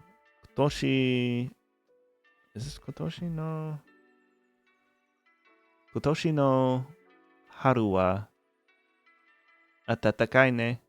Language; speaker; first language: Japanese; non-native, learner; English